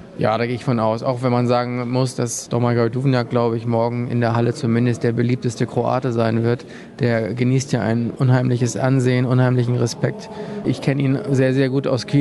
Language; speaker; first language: German; native; German